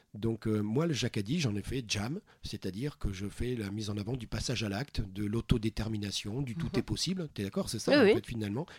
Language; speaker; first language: French; native; French